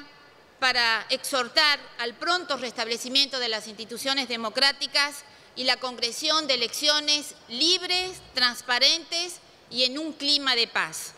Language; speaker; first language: Spanish; native; Spanish